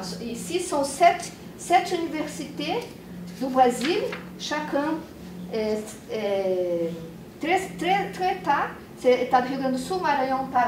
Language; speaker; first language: French; non-native, learner; Portuguese